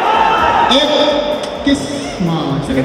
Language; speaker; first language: Hindi; native; Hindi